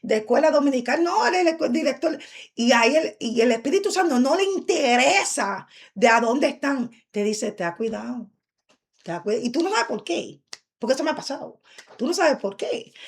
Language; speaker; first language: Spanish; early bilingual, heritage; Spanish